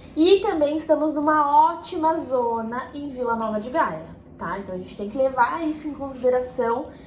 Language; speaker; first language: Portuguese; native; Portuguese